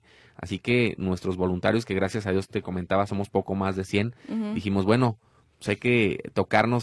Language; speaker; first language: Spanish; native; Spanish